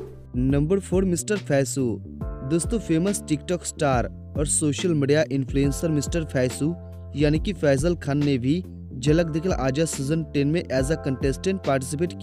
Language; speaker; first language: Hindi; native; Hindi